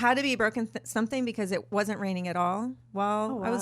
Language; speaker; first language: English; native; English